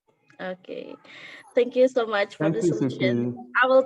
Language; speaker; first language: English; non-native, learner; Indonesian